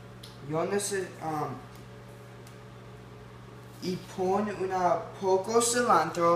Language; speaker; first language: Spanish; non-native, learner; English